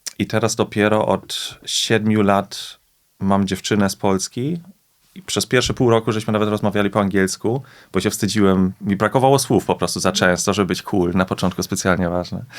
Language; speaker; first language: Polish; early bilingual, heritage; Polish